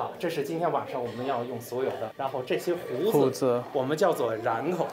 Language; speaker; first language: Chinese; native; Chinese